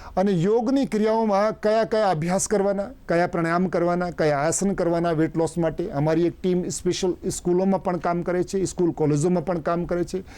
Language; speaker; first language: Gujarati; non-native, local second language; Hindi